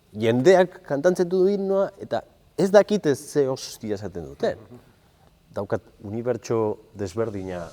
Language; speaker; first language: Basque; non-native, local second language; Spanish